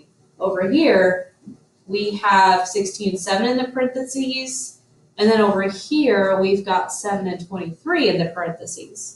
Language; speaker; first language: English; native; English